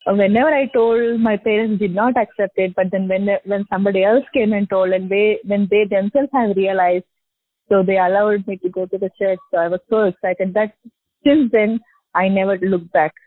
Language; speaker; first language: English; non-native, local second language; Telugu